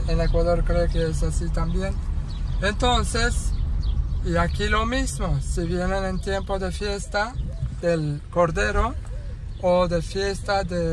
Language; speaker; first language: Spanish; non-native, fluent; Turkish